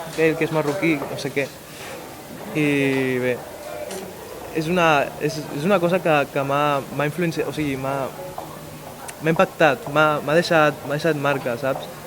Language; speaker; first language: Catalan; early bilingual, other home language; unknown